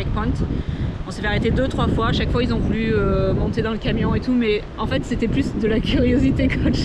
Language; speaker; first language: French; native; French